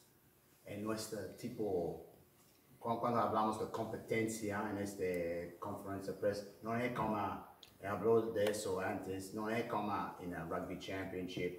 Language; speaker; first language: Spanish; non-native, fluent; English